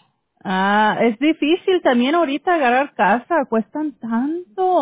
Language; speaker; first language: Spanish; early bilingual, heritage; Spanish